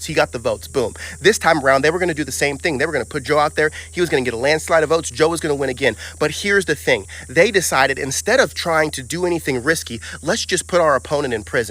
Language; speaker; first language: English; native; English